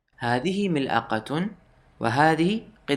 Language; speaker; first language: Arabic; non-native, fluent; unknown